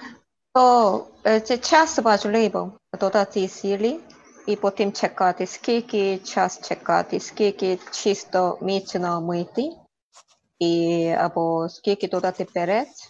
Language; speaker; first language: Ukrainian; non-native, learner; Korean